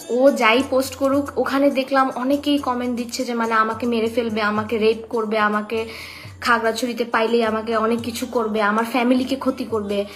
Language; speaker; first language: Bangla; non-native, local second language; Kok Borok